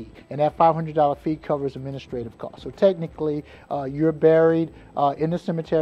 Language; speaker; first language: English; native; English